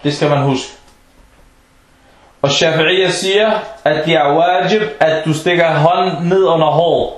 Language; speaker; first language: Danish; non-native, fluent; Arabic